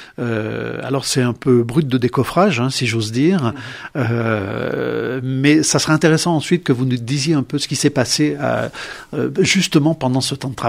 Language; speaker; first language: French; native; French